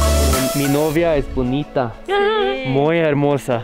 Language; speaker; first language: Spanish; non-native, learner; Norwegian